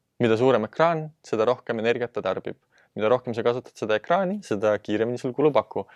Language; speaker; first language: Estonian; non-native, local second language; Russian